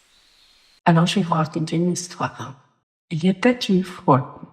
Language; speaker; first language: French; native; French